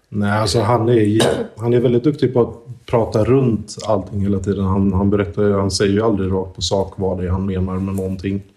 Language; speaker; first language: Swedish; native; Swedish